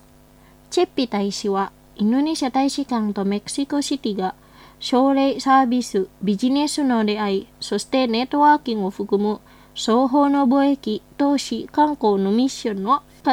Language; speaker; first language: Japanese; non-native, fluent; Indonesian